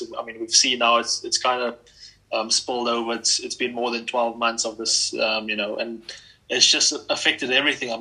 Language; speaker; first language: English; native; English